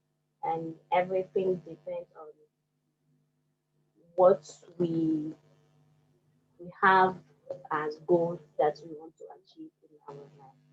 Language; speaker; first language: English; non-native, fluent; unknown